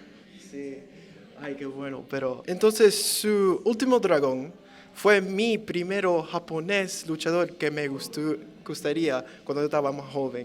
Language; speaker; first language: Spanish; early bilingual, heritage; English